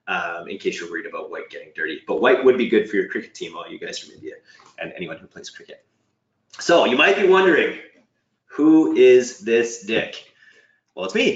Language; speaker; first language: English; native; English